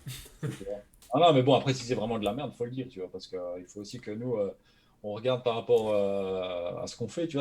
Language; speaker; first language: French; native; French